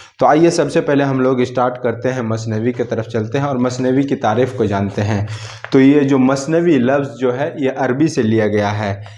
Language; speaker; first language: Urdu; native; Urdu